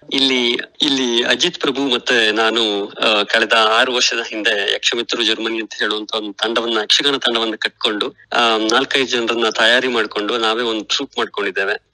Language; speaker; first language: Kannada; native; Kannada